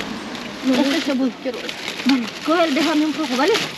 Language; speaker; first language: Spanish; non-native, learner; Filipino